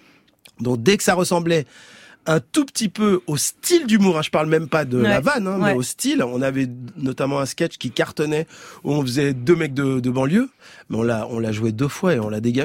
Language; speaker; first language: French; native; French